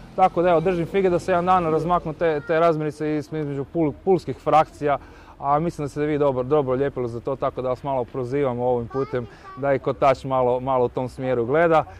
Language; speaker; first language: Croatian; native; Croatian